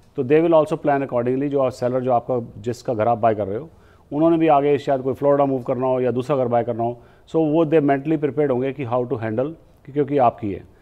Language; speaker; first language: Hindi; native; Hindi